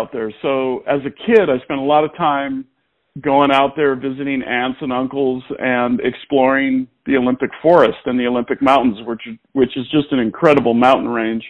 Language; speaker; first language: English; native; English